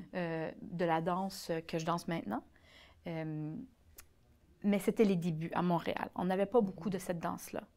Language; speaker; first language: French; early bilingual, other home language; Polish